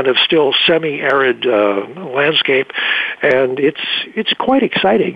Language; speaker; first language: English; native; English